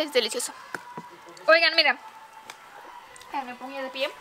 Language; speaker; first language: Spanish; non-native, fluent; Romanian